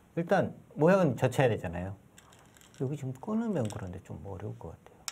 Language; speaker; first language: Korean; native; Korean